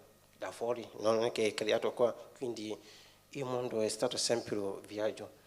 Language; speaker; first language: Italian; non-native, fluent; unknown